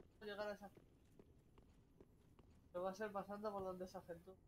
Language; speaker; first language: Spanish; native; Spanish